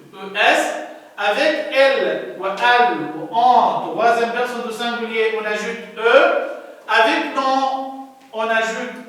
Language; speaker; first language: French; non-native, learner; Arabic